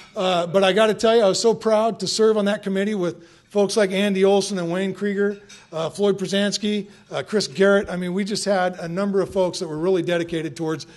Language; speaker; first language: English; native; English